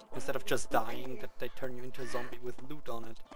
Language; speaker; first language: English; non-native, fluent; Swiss German